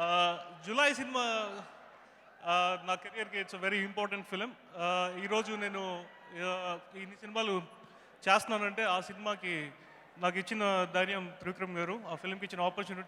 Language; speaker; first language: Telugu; non-native, learner; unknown